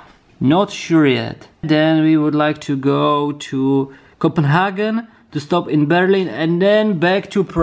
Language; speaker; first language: English; non-native, learner; Czech